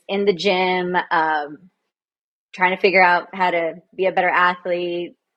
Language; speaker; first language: English; native; English